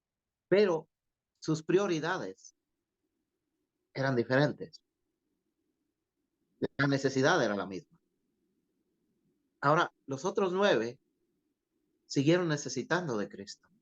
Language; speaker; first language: Spanish; native; Spanish